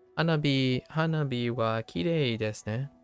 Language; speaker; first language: Japanese; non-native, learner; English